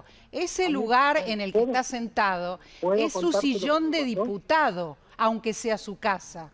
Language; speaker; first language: Spanish; native; Spanish